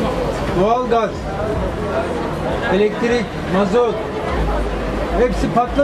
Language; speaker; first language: Turkish; native; Turkish